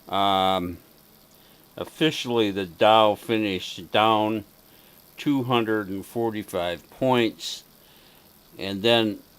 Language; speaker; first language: English; native; English